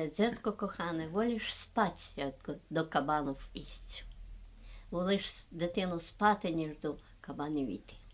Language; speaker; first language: Ukrainian; native; Ukrainian